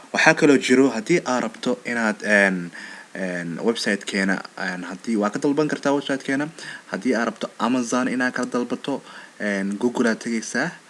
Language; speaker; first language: Somali; early bilingual, heritage; Somali